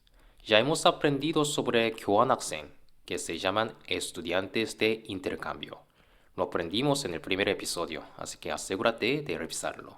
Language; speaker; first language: Spanish; non-native, fluent; Korean